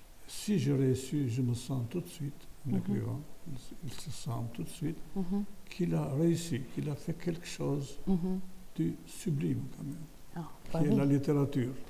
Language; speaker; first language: French; non-native, fluent; Albanian